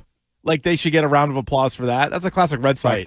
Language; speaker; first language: English; native; English